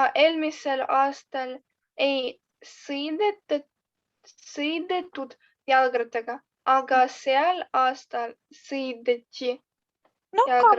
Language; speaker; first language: Estonian; non-native, learner; Russian